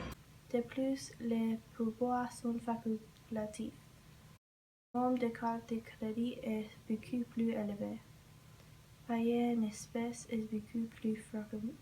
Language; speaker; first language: French; non-native, learner; English